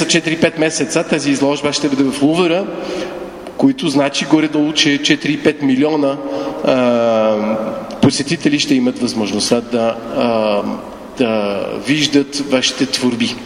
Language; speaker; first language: Bulgarian; non-native, fluent; French